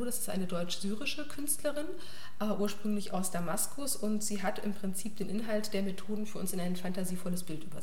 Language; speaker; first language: German; native; German